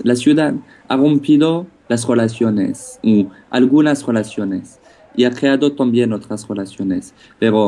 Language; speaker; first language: Spanish; non-native, fluent; French